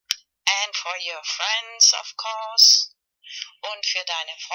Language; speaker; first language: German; non-native, fluent; Spanish